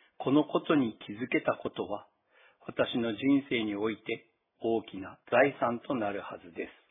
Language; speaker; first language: Japanese; native; Japanese